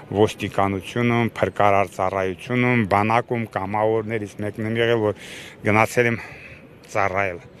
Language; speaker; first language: Armenian; native; Armenian